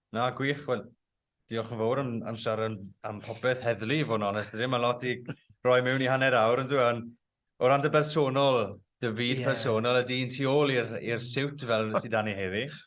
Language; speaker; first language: Welsh; native; Welsh